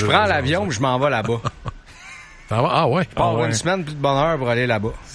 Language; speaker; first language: French; native; French